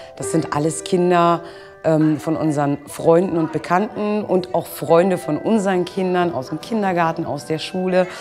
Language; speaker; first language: German; early bilingual, other home language; Italian